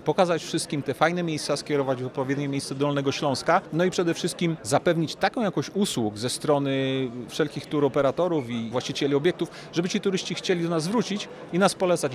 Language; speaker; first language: Polish; native; Polish